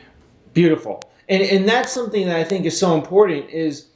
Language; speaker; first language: English; native; English